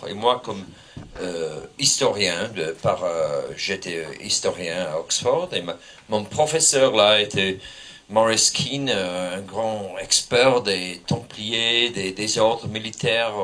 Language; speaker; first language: French; non-native, fluent; English